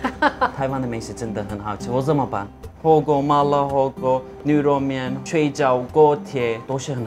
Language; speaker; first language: Chinese; non-native, fluent; Turkish